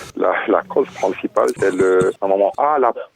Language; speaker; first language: French; non-native, fluent; Romanian